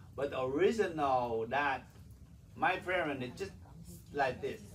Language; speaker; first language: English; non-native, learner; Vietnamese